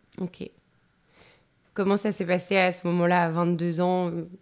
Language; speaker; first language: French; native; French